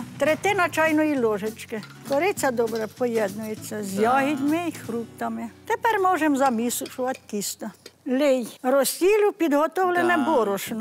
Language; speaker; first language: Ukrainian; native; Ukrainian